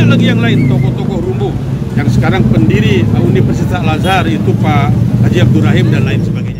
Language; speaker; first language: Indonesian; non-native, local second language; Sasak